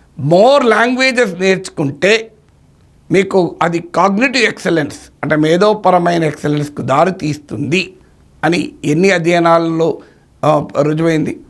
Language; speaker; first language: Telugu; native; Telugu